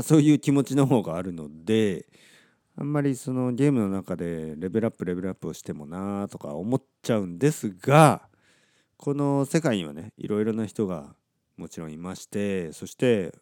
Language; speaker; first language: Japanese; native; Japanese